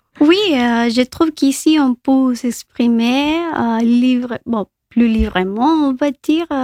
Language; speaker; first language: French; non-native, local second language; Spanish